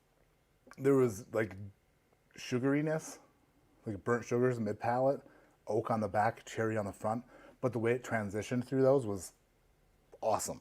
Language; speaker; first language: English; native; English